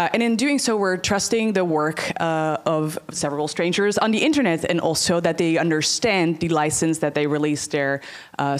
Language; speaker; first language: English; non-native, fluent; Dutch